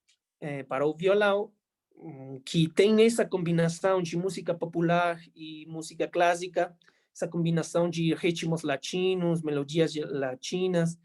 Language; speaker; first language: Portuguese; non-native, fluent; Spanish